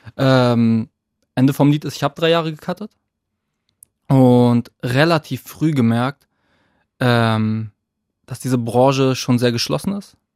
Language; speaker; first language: German; early bilingual, other home language; Arabic